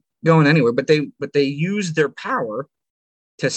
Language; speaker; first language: English; native; English